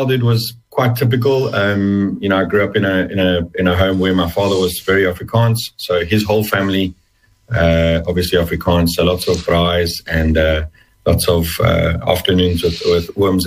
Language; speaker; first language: English; native; English